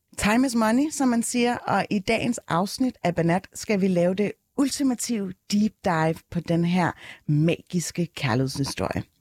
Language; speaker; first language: Danish; early bilingual, other home language; Arabic